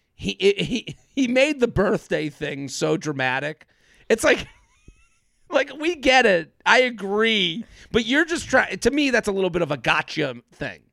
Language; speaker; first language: English; native; English